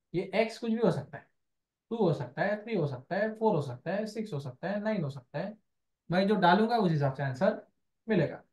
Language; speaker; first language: Hindi; non-native, local second language; Marathi